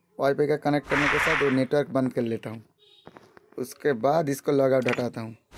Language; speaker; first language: Hindi; non-native, local second language; Bangla